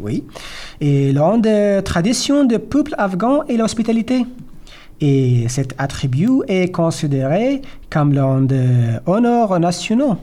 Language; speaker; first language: French; non-native, learner; Persian